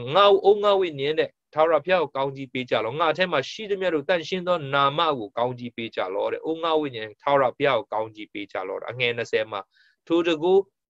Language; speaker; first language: Burmese; non-native, local second language; Tedim Chin